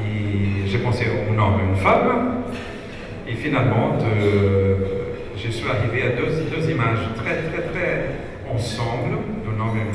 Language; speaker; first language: French; non-native, fluent; Spanish